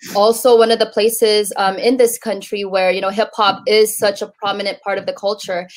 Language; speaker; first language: English; native; English